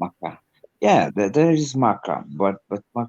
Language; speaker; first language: English; non-native, learner; Portuguese